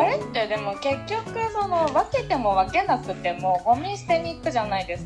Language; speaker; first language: Japanese; native; Japanese